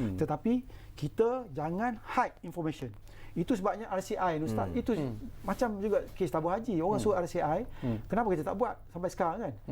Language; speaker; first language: Malay; native; Malay